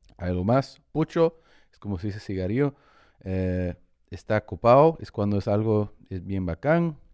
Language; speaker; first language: Spanish; early bilingual, heritage; Spanish